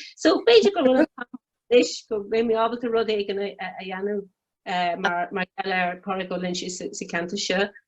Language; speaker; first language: Irish; non-native, local second language; English